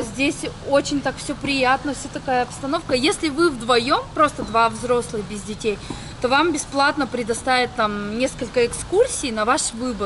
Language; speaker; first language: Russian; native; Russian